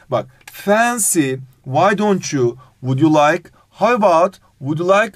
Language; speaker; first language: English; non-native, fluent; Turkish